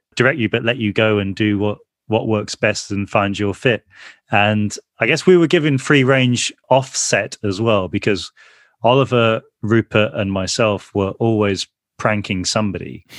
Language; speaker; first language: English; native; English